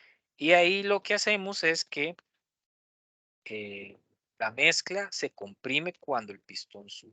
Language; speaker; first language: Spanish; native; Spanish